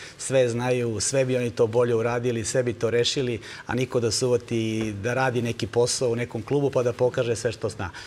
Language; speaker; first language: Serbian; native; Serbian